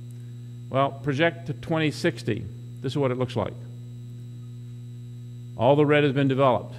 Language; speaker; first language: English; native; English